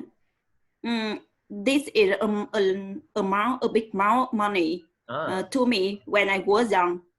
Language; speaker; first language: English; non-native, learner; Vietnamese